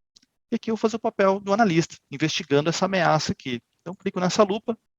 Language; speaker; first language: Portuguese; native; Portuguese